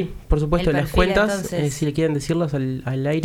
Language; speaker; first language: Spanish; native; Spanish